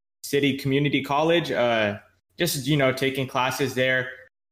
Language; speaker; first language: English; native; English